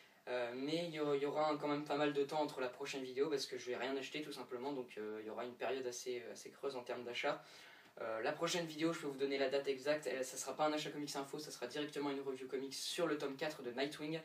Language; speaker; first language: French; native; French